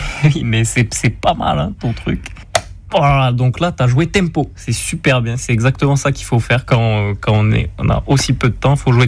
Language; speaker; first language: French; native; French